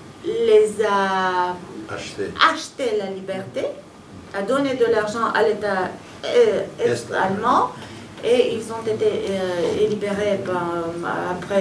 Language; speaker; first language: French; non-native, fluent; Romanian